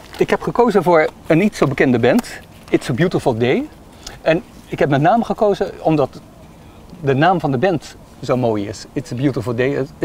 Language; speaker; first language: Dutch; native; Dutch